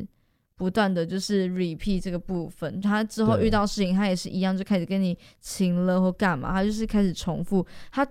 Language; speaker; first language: Chinese; native; Chinese